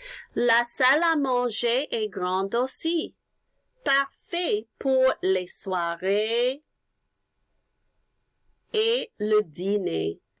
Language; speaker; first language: French; non-native, learner; English